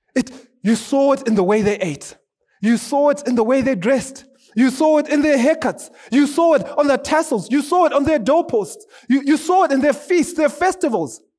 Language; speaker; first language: English; non-native, local second language; Shona